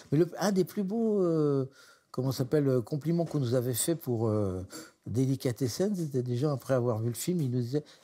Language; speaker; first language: French; native; French